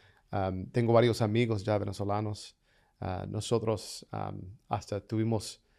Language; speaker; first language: Spanish; non-native, fluent; English